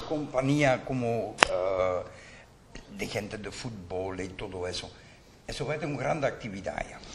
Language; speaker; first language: Spanish; non-native, learner; Dutch